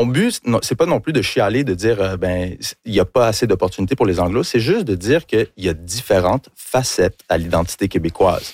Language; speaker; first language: French; early bilingual, other home language; English